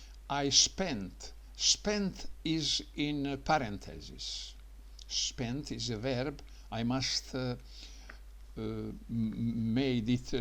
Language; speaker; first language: English; non-native, learner; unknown